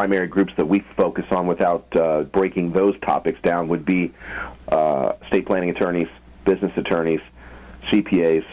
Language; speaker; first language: English; native; English